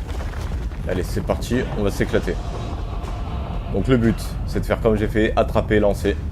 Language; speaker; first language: French; native; French